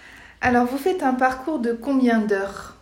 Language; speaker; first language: French; native; French